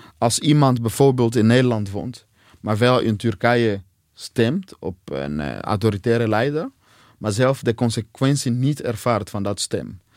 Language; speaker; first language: Dutch; non-native, fluent; Swahili